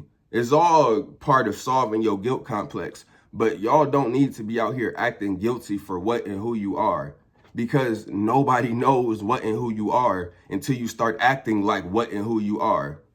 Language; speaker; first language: English; native; English